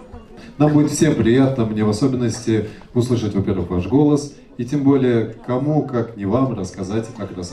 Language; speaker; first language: Russian; native; Russian